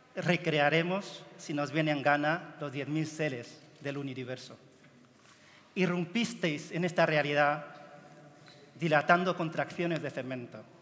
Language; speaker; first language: Spanish; non-native, fluent; Chinese